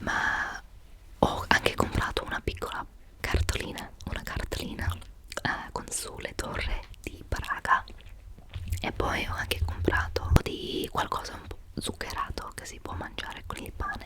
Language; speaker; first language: Italian; non-native, fluent; English